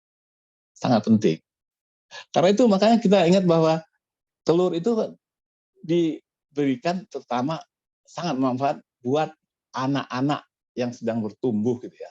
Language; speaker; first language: Malay; native; Malay